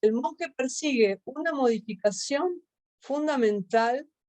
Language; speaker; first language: Spanish; native; Spanish